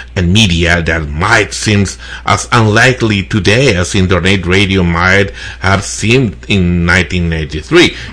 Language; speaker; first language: English; non-native, fluent; Spanish